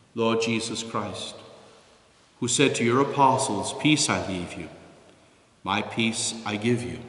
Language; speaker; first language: English; native; English